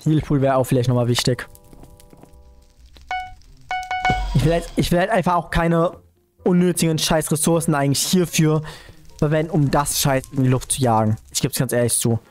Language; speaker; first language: German; native; German